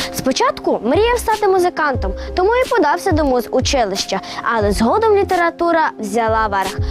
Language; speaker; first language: Ukrainian; native; Ukrainian